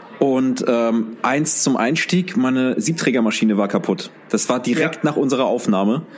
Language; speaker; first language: German; early bilingual, other home language; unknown